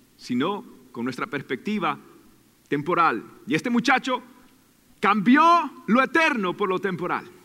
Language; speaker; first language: Spanish; native; Spanish